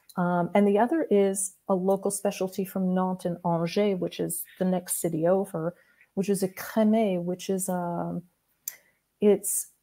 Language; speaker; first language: English; native; English